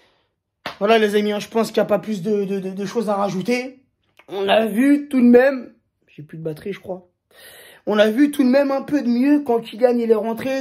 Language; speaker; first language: French; native; French